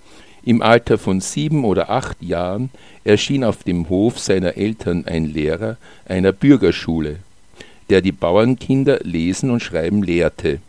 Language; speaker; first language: German; native; German